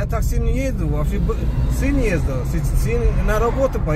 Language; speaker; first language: Russian; non-native, local second language; Uzbek